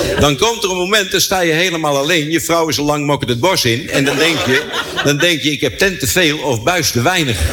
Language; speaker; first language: Dutch; native; Dutch